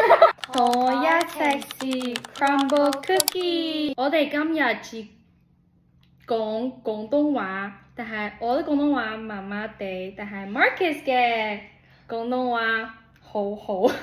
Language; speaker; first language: Cantonese; early bilingual, heritage; Cantonese